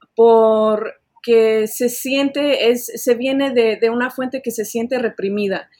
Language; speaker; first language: Spanish; early bilingual, heritage; Spanish